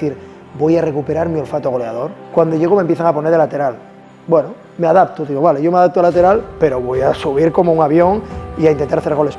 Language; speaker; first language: Spanish; native; Spanish